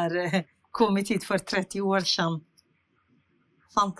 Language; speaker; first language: Swedish; non-native, fluent; Central Kurdish